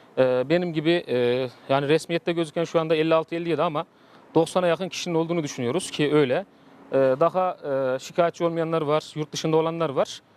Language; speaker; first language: Turkish; native; Turkish